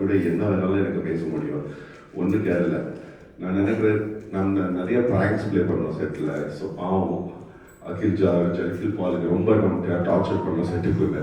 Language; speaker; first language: Tamil; non-native, fluent; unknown